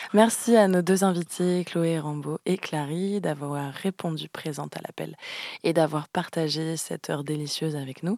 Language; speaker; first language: French; native; French